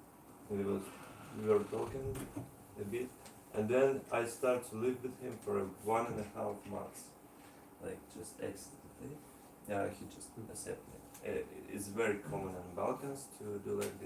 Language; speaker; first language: English; non-native, learner; Russian